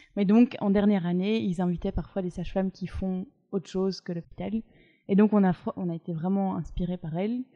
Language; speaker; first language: French; native; French